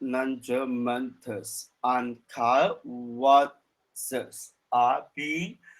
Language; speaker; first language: English; non-native, learner; Chinese